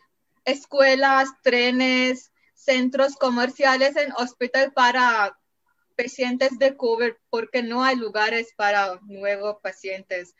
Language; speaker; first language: Spanish; non-native, learner; Marathi